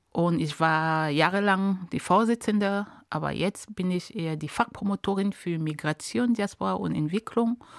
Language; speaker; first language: German; non-native, fluent; Ghomala